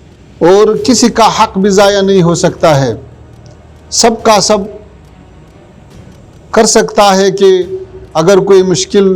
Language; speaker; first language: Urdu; non-native, fluent; Pashto